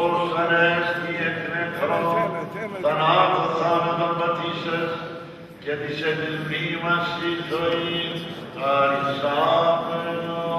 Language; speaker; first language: Greek; native; Greek